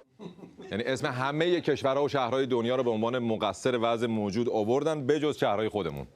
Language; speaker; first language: Persian; native; Persian